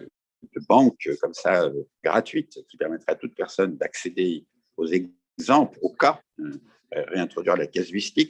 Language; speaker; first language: French; native; French